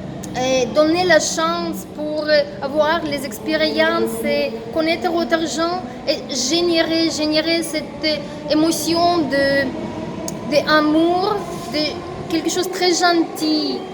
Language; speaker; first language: French; non-native, fluent; Russian